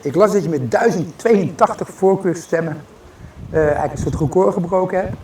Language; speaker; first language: Dutch; native; Dutch